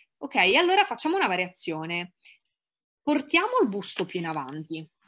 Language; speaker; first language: Italian; native; Italian